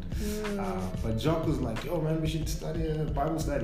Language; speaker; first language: English; non-native, local second language; Zulu